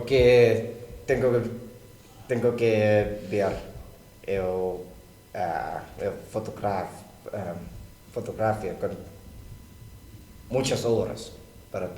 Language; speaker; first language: Spanish; non-native, learner; Thai